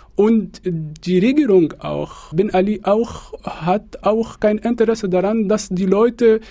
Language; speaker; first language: German; non-native, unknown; Arabic